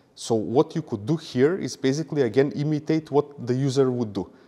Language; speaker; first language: English; non-native, fluent; Macedonian